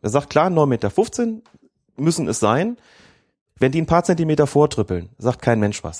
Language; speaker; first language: German; native; German